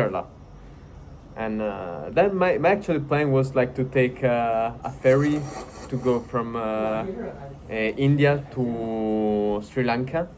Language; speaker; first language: English; non-native, fluent; Italian